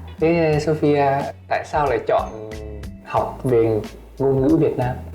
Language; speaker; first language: Vietnamese; native; Vietnamese